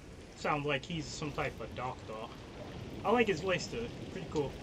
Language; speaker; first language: English; native; English